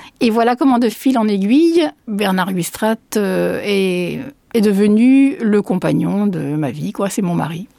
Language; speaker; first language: French; early bilingual, other home language; Spanish